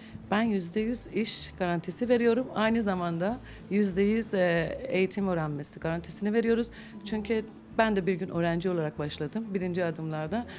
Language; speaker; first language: Turkish; non-native, fluent; Persian